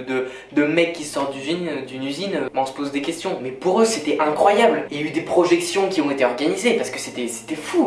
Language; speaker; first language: French; native; French